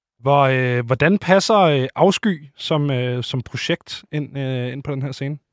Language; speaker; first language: Danish; native; Danish